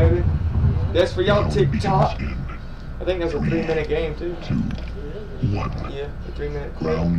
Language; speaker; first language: English; native; English